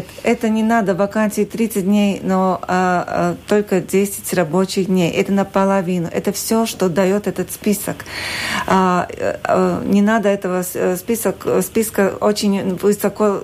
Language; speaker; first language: Russian; non-native, local second language; Latvian